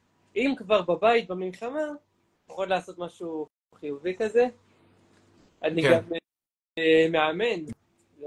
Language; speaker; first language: Hebrew; native; Hebrew